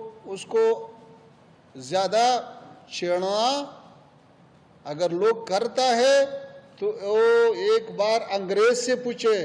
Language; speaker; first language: Hindi; non-native, fluent; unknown